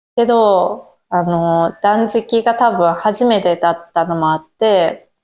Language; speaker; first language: Japanese; native; Japanese